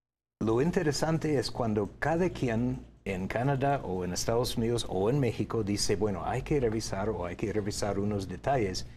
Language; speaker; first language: Spanish; non-native, fluent; English